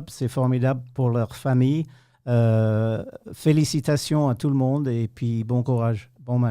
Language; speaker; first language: French; non-native, fluent; English